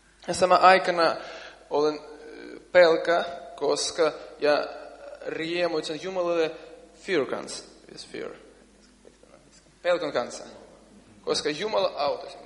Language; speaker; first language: Finnish; non-native, learner; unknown